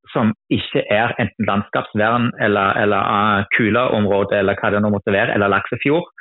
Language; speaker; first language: Norwegian; non-native, fluent; German